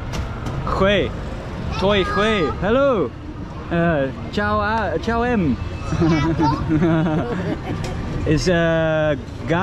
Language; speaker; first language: Vietnamese; non-native, learner; English